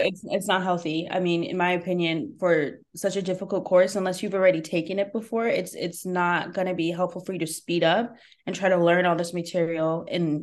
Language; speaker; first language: English; native; English